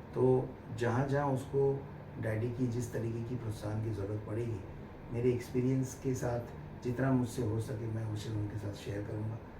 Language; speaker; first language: Hindi; non-native, local second language; Bangla